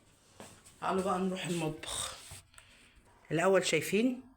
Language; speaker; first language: Arabic; native; Arabic